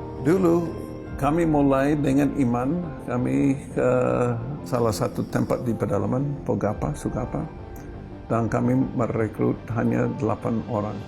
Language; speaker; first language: Indonesian; non-native, fluent; English